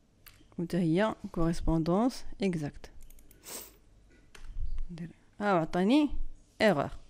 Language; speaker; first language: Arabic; native; Arabic